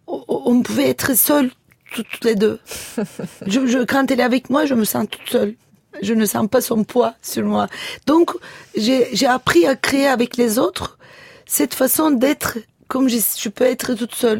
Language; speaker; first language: French; non-native, fluent; Turkish